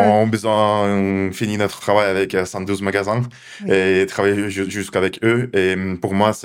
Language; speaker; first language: French; non-native, learner; Russian